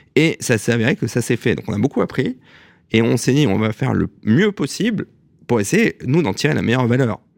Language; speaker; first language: French; native; French